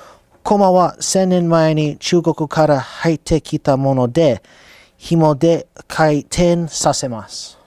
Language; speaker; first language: Japanese; non-native, learner; English